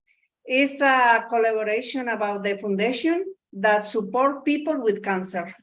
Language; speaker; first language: English; non-native, learner; Spanish